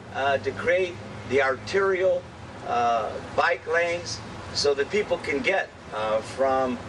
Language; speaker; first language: English; native; English